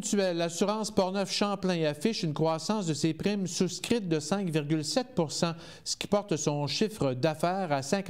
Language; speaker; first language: French; native; French